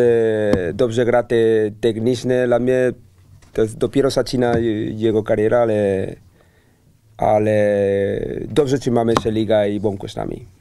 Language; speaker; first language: Polish; non-native, learner; Spanish